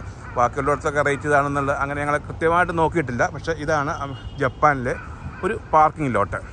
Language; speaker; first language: Malayalam; native; Malayalam